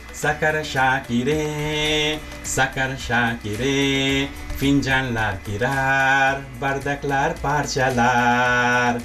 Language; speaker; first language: Turkish; non-native, learner; English